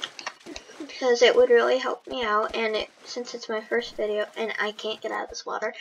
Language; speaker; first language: English; native; English